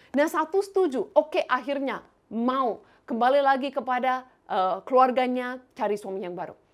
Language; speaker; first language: Indonesian; non-native, fluent; English